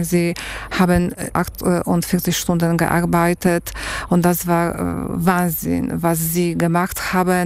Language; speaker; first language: German; non-native, fluent; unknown